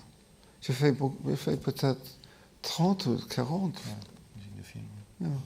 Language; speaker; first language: French; non-native, fluent; English